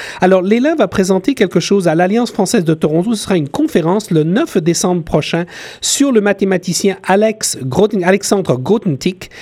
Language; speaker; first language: French; native; French